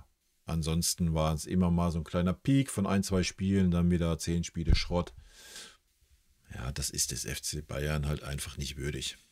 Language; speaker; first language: German; native; German